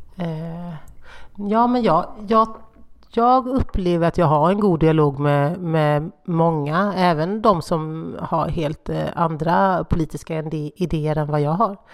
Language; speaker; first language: Swedish; native; Swedish